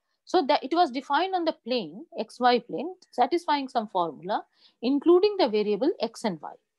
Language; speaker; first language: English; non-native, local second language; Bangla